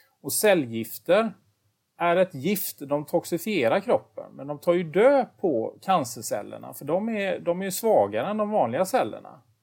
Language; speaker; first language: Swedish; native; Swedish